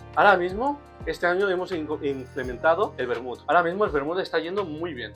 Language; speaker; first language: Spanish; native; Spanish